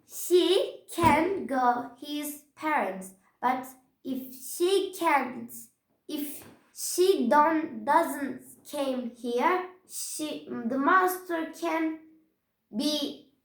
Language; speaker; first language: English; non-native, learner; Turkish